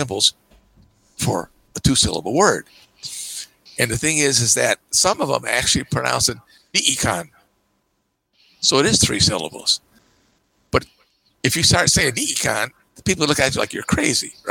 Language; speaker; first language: English; native; English